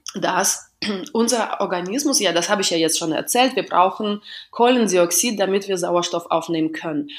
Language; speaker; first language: German; non-native, fluent; Russian